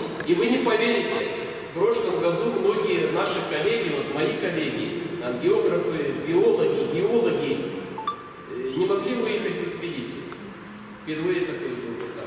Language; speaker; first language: Russian; native; Russian